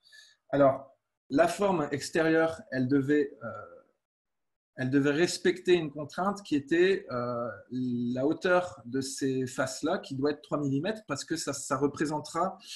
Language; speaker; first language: French; native; French